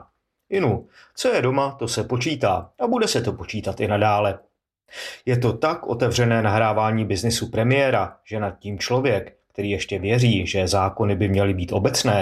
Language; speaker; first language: Czech; native; Czech